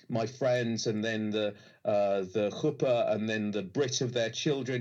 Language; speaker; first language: English; native; English